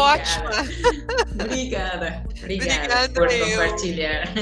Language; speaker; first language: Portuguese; non-native, fluent; Spanish